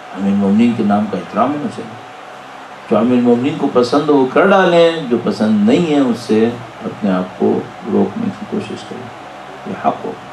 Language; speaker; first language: Urdu; native; Urdu